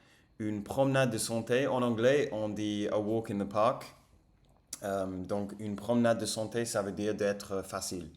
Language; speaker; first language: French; non-native, fluent; English